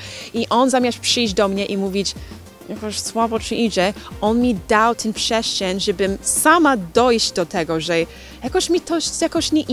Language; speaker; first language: Polish; non-native, learner; English